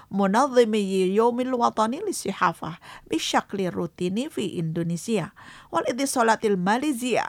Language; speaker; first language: Arabic; non-native, fluent; Indonesian